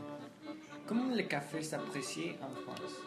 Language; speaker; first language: French; non-native, learner; Spanish